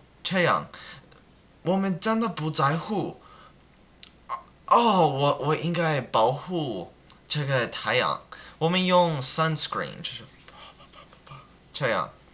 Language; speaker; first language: Chinese; non-native, learner; English